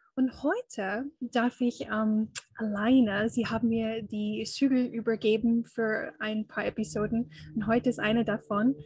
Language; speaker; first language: German; non-native, fluent; English